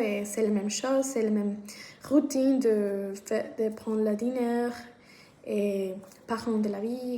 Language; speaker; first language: French; non-native, learner; Spanish